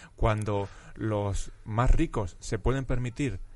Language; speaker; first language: Spanish; native; Spanish